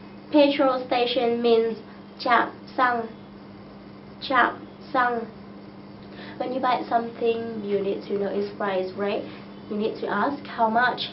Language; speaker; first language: English; non-native, fluent; Vietnamese